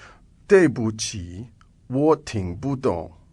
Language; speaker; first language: Chinese; non-native, learner; English